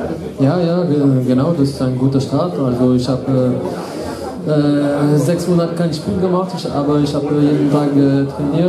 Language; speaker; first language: German; non-native, fluent; French